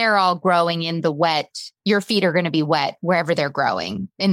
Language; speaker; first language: English; native; English